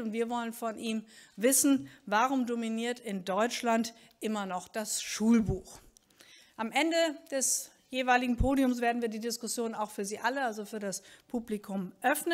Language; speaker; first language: German; native; German